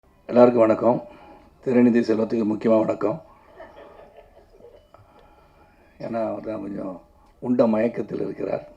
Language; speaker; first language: Tamil; native; Tamil